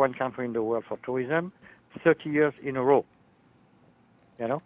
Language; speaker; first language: English; non-native, fluent; French